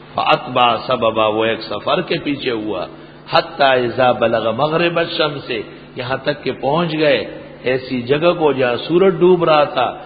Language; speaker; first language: Urdu; non-native, local second language; Pashto